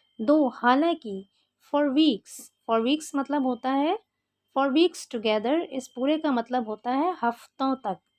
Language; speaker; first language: Hindi; native; Hindi